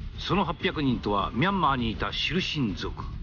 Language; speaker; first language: Japanese; native; Japanese